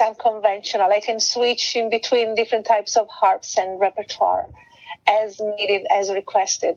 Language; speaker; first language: English; non-native, fluent; Italian